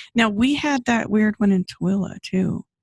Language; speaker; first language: English; native; English